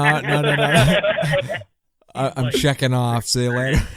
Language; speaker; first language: English; native; English